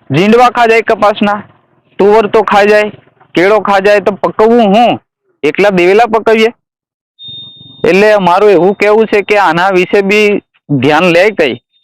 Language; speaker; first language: Gujarati; native; Gujarati